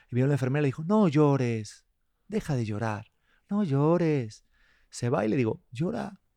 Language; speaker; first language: Spanish; native; Spanish